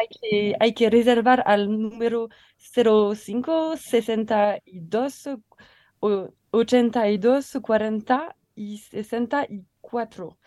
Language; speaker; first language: Spanish; non-native, learner; French